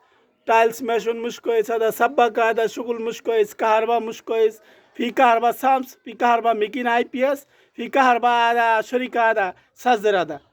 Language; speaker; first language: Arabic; non-native, learner; Bangla